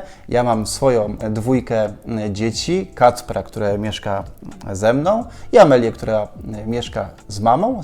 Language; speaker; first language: Polish; native; Polish